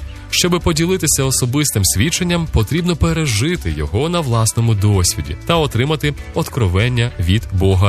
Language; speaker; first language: Ukrainian; native; Ukrainian